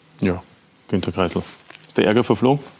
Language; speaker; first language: German; native; German